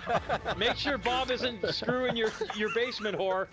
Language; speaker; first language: English; native; English